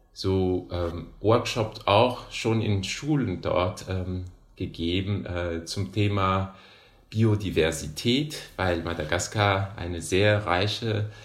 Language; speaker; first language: German; non-native, fluent; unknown